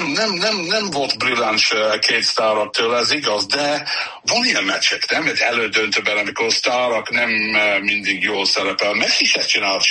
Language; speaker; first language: Hungarian; non-native, fluent; English